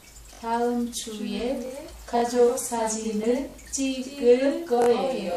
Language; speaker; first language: Korean; non-native, learner; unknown